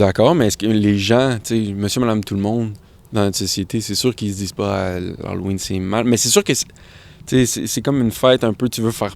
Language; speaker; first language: French; native; French